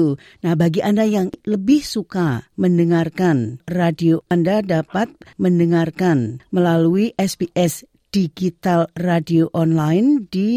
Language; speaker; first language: Indonesian; native; Indonesian